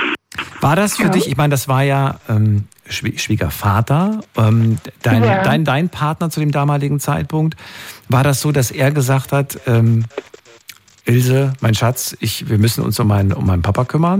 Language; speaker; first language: German; native; German